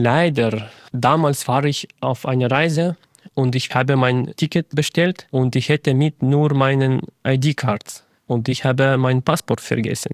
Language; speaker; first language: German; non-native, fluent; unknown